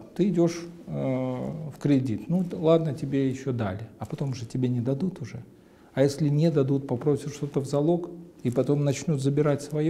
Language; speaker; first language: Russian; native; Russian